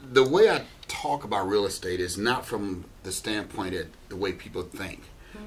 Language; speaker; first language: English; native; English